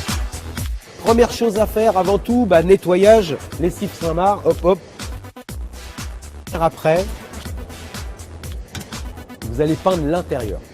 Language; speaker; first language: French; native; French